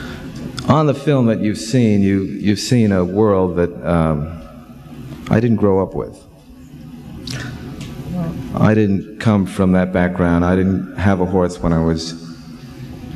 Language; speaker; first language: English; native; English